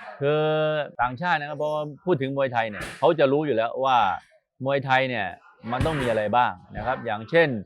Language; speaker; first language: Thai; native; Thai